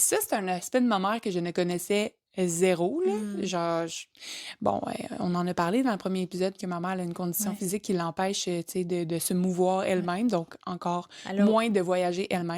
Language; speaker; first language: French; native; French